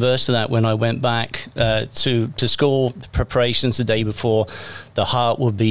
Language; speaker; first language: English; native; English